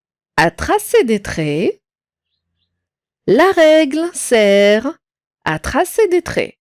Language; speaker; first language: French; non-native, local second language; Arabic